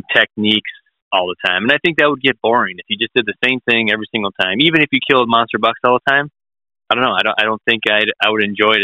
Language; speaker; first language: English; native; English